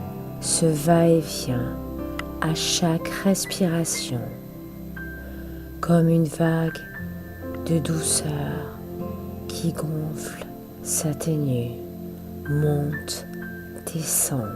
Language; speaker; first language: French; native; French